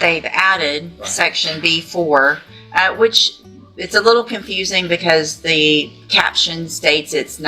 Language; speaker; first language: English; native; English